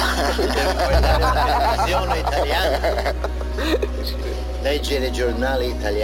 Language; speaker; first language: Italian; non-native, learner; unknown